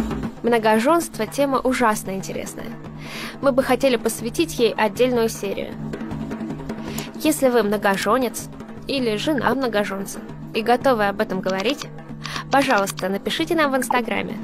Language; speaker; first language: Russian; native; Russian